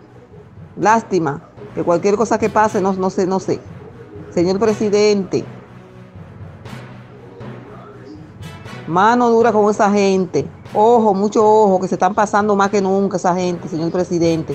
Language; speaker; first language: Spanish; native; Spanish